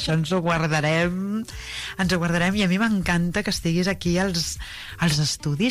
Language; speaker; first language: Catalan; native; Catalan